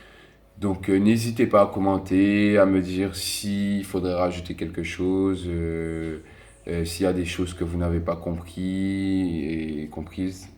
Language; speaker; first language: French; native; French